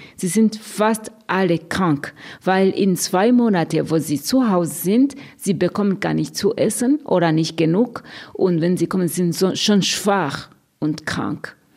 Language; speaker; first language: German; non-native, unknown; Rundi